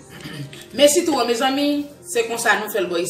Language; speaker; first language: French; non-native, learner; Haitian Creole